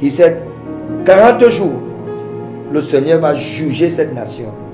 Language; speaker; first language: French; non-native, local second language; English